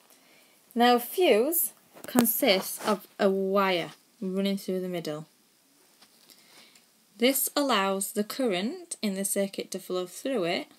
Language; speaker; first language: English; native; English